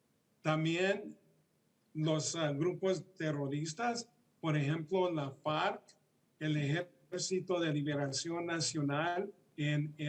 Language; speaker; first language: Spanish; early bilingual, heritage; Spanish